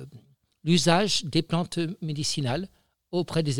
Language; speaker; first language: French; native; French